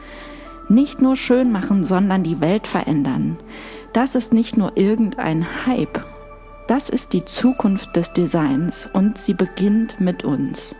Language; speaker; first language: German; native; German